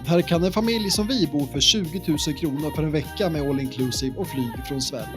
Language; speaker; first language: Swedish; native; Swedish